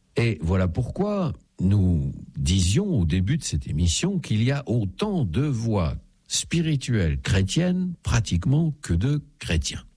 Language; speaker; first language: French; native; French